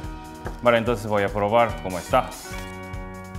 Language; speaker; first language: Spanish; non-native, learner; Japanese